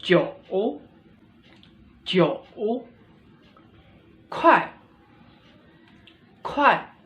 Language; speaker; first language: Chinese; non-native, fluent; Indonesian